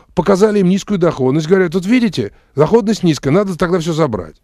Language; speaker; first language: Russian; native; Russian